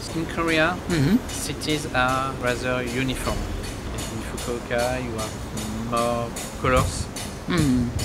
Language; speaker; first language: English; non-native, learner; French